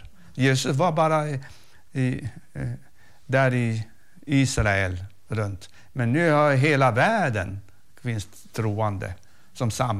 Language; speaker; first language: Swedish; non-native, fluent; Arabic